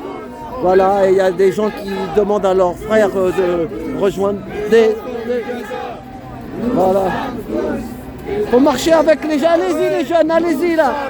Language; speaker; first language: French; native; French